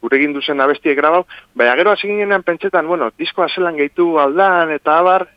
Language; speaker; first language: Basque; native; Basque